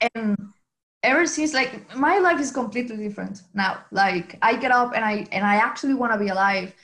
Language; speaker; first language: English; non-native, fluent; Spanish